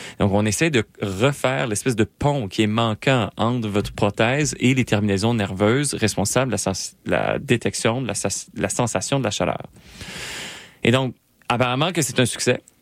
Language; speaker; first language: French; native; French